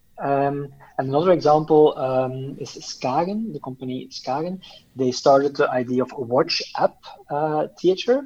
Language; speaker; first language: English; non-native, fluent; Dutch